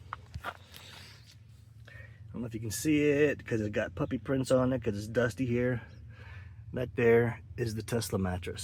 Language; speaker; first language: English; native; English